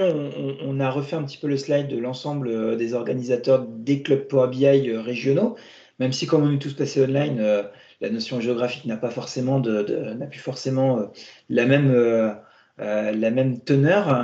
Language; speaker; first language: French; native; French